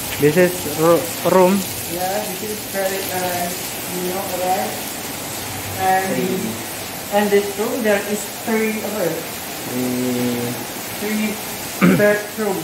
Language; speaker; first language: English; non-native, learner; Indonesian